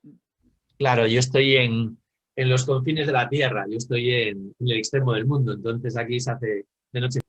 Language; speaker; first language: Spanish; native; Spanish